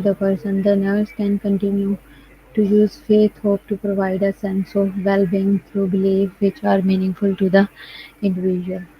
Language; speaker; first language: English; non-native, local second language; Urdu